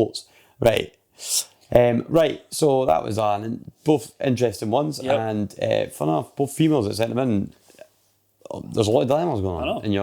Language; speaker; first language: English; native; English